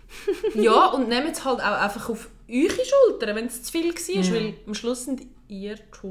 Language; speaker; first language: German; native; German